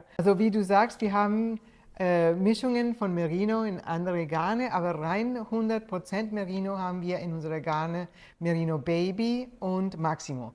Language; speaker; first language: German; non-native, fluent; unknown